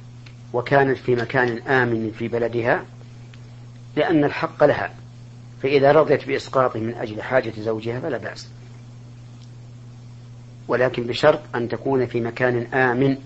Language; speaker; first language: Arabic; native; Arabic